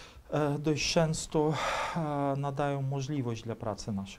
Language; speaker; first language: Polish; non-native, fluent; Ukrainian